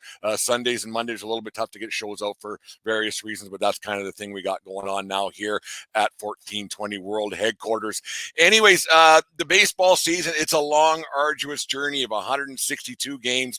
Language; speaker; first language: English; native; English